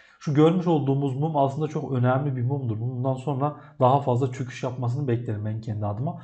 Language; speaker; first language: Turkish; native; Turkish